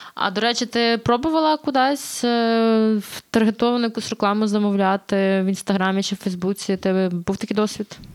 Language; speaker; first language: Ukrainian; native; Ukrainian